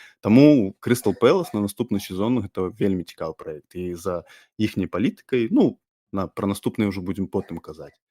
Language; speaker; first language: Belarusian; non-native, local second language; Russian